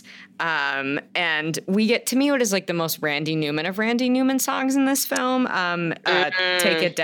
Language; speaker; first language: English; native; English